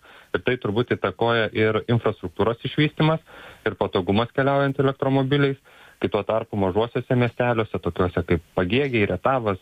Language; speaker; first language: Lithuanian; native; Lithuanian